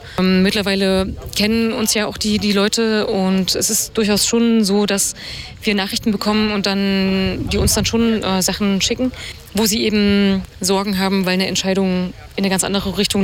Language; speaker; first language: German; native; German